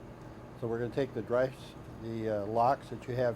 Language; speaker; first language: English; native; English